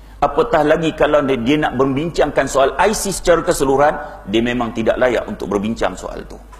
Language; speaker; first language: Malay; native; Malay